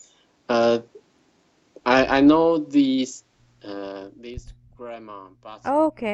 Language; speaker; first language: English; non-native, learner; Chinese